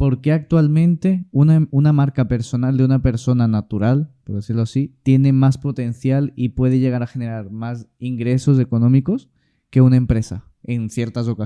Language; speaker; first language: Spanish; native; Spanish